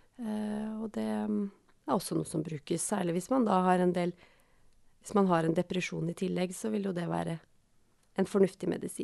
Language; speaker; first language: Norwegian; native; Norwegian